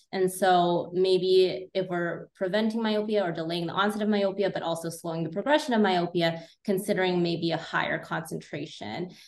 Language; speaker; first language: English; native; English